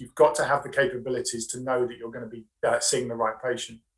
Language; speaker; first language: English; native; English